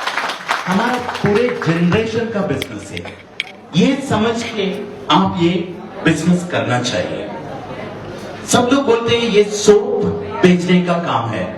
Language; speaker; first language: Hindi; non-native, fluent; Bangla